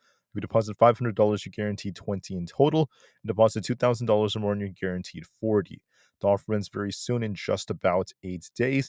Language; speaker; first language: English; native; English